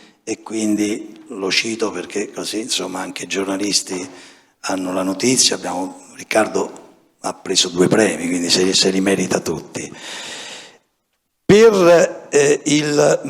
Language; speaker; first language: Italian; native; Italian